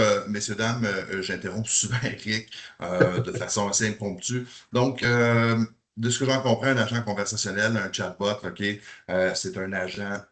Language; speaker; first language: French; native; French